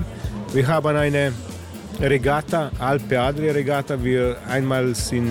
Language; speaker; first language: German; non-native, learner; Slovenian